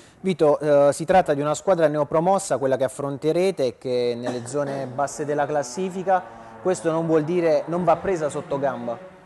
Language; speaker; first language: Italian; native; Italian